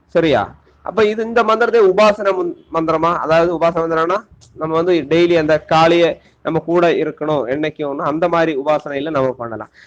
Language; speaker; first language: Tamil; non-native, local second language; Malayalam